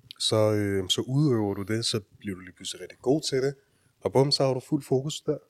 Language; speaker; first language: Danish; early bilingual, other home language; Urdu